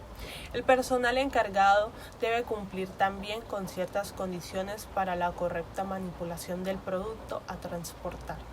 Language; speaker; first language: Spanish; native; Spanish